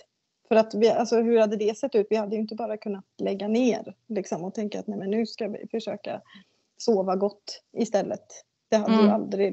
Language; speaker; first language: Swedish; native; Swedish